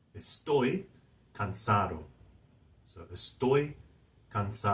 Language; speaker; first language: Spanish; non-native, fluent; English